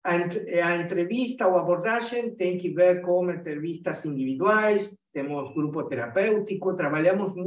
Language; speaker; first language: Portuguese; non-native, fluent; Spanish